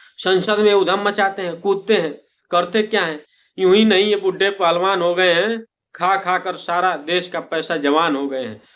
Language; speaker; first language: Hindi; native; Hindi